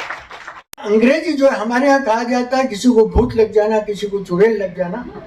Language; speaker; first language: Hindi; native; Hindi